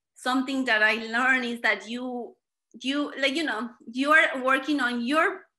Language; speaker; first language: English; non-native, fluent; Spanish